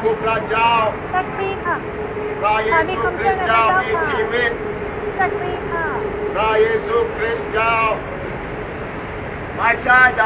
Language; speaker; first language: Thai; non-native, learner; English